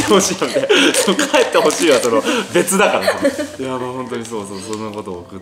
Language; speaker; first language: Japanese; native; Japanese